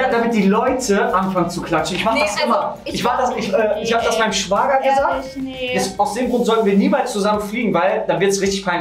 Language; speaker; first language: German; native; German